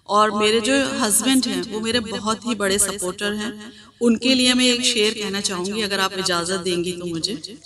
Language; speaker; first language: Hindi; native; Hindi